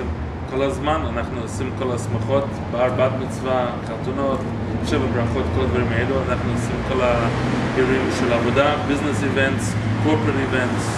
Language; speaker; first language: Hebrew; non-native, fluent; English